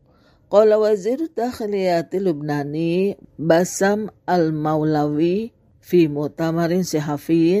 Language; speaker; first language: Arabic; non-native, fluent; Indonesian